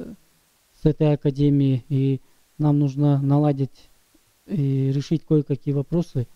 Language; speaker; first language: Russian; non-native, local second language; Kyrgyz